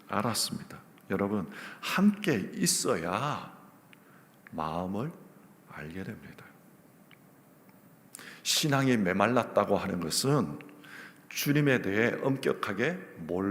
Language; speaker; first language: Korean; native; Korean